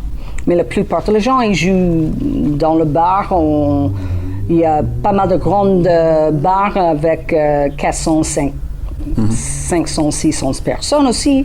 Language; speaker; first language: French; non-native, learner; English